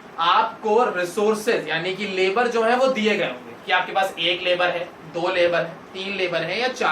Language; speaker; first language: Hindi; native; Hindi